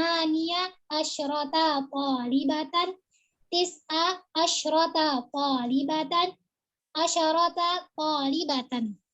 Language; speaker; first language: Arabic; non-native, learner; Indonesian